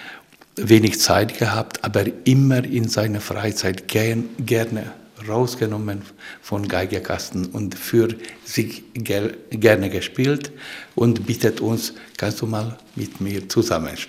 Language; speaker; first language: German; non-native, fluent; Hungarian